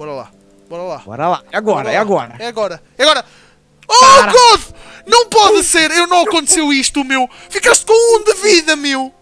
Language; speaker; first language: Portuguese; native; Portuguese